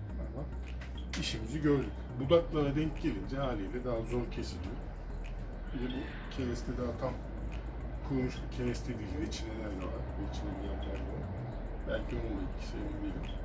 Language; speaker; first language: Turkish; native; Turkish